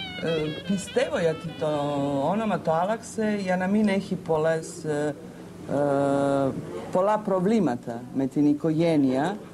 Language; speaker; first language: Greek; early bilingual, heritage; Macedonian